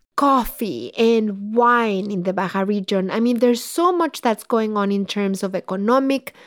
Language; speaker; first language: English; non-native, fluent; Spanish